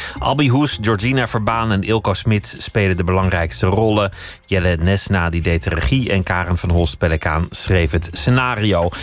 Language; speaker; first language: Dutch; native; Dutch